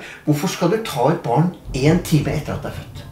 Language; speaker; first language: Norwegian; native; Norwegian